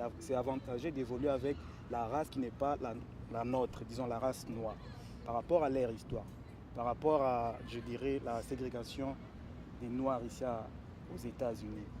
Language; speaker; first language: French; non-native, local second language; Lingala